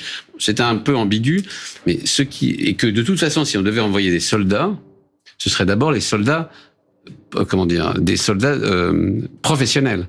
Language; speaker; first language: French; native; French